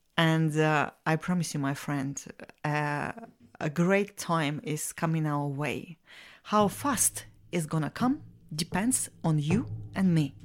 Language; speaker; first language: English; non-native, fluent; Russian